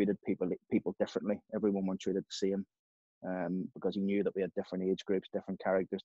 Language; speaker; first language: English; native; English